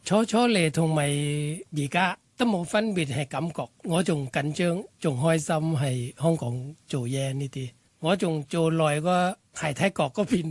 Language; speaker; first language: Cantonese; non-native, fluent; Thai